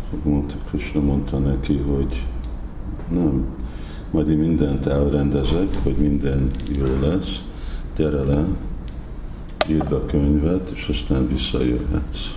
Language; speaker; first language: Hungarian; non-native, fluent; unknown